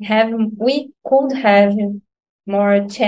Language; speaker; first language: English; non-native, learner; Portuguese